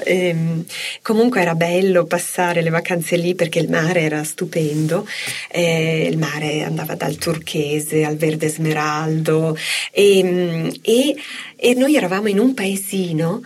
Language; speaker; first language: Italian; native; Italian